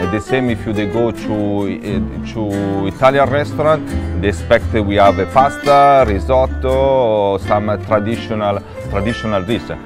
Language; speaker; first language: English; non-native, learner; Italian